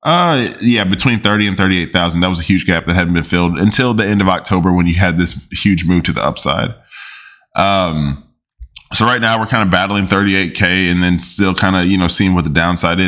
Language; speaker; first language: English; native; English